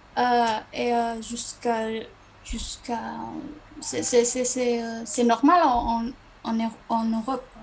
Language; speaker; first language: French; non-native, learner; Indonesian